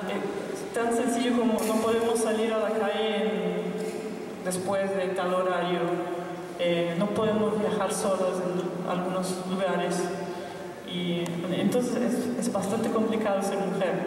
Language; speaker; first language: Spanish; non-native, local second language; Portuguese